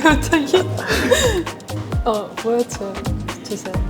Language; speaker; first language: Korean; non-native, learner; Spanish